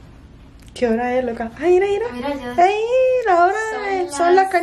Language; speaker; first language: Spanish; early bilingual, heritage; Spanish